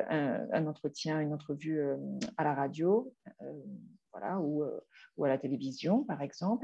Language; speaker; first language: French; native; French